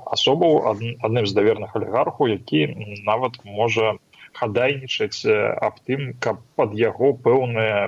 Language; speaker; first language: Belarusian; non-native, local second language; Russian